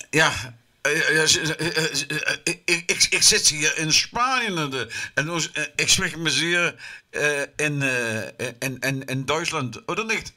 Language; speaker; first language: German; non-native, learner; Dutch